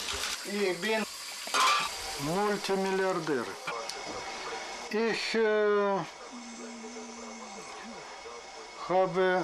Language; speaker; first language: German; non-native, learner; Russian